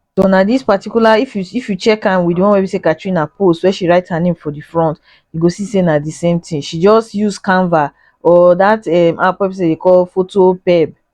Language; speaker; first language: Nigerian Pidgin; native; Nigerian Pidgin